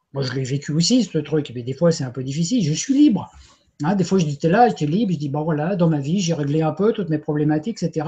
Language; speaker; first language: French; native; French